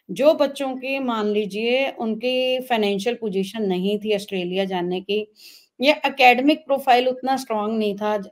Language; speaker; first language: Hindi; non-native, local second language; Punjabi